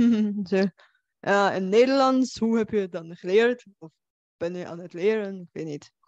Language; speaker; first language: Dutch; non-native, fluent; Bulgarian